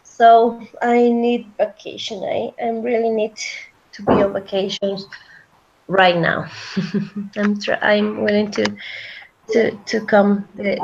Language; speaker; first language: English; non-native, fluent; Spanish